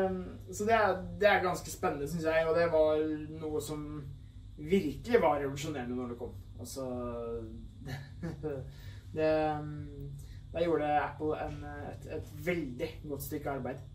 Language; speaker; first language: Norwegian; native; Norwegian